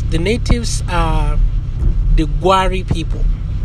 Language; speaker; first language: English; non-native, local second language; Hausa